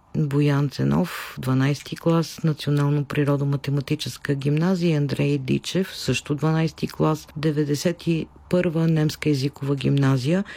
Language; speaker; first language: Bulgarian; native; Bulgarian